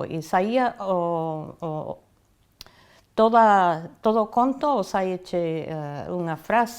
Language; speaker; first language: Galician; non-native, fluent; English